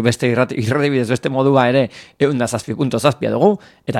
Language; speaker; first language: Basque; native; Basque